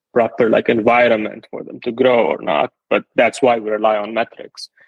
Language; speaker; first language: English; non-native, fluent; Arabic